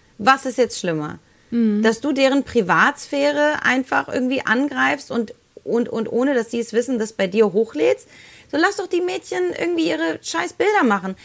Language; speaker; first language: German; early bilingual, other home language; Spanish